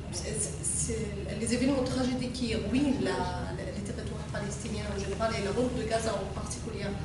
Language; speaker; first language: French; non-native, learner; Arabic